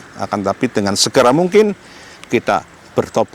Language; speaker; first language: Indonesian; non-native, local second language; Javanese